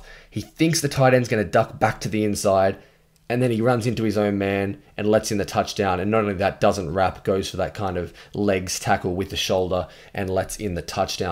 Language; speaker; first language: English; native; English